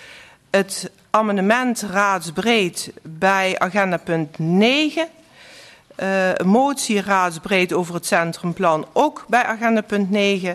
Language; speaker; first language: Dutch; native; Dutch